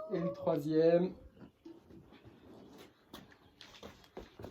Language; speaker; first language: French; native; French